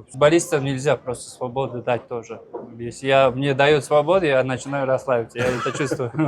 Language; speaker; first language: Russian; non-native, local second language; Uzbek